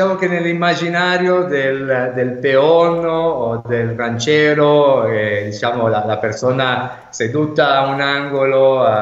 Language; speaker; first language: Italian; native; Italian